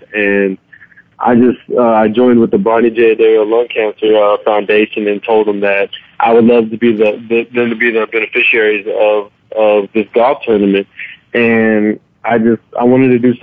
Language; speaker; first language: English; native; English